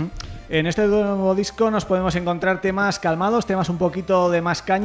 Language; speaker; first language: Spanish; native; Spanish